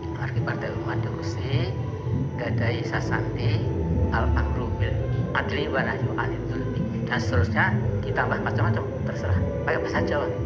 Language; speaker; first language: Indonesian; non-native, local second language; Javanese